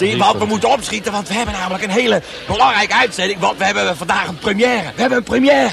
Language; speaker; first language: Dutch; native; Dutch